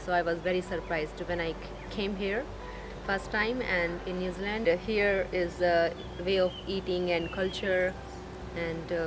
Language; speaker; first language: English; non-native, learner; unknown